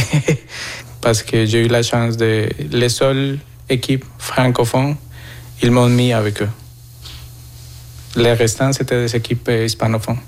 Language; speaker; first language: French; non-native, fluent; Spanish